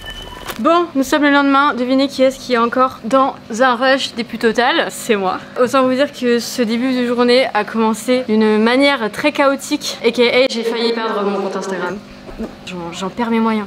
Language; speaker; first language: French; native; French